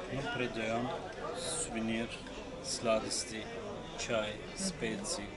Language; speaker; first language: Russian; non-native, learner; Turkish